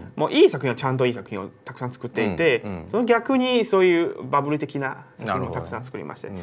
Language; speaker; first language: Japanese; non-native, fluent; Chinese